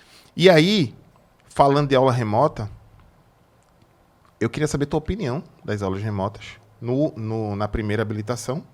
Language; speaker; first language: Portuguese; native; Portuguese